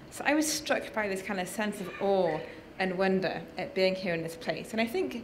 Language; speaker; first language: English; native; English